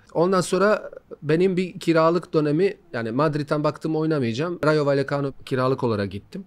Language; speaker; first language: Turkish; non-native, fluent; Bosnian